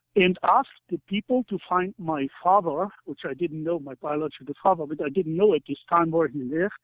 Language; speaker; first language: English; non-native, fluent; German